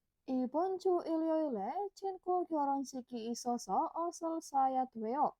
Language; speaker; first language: Korean; non-native, fluent; Indonesian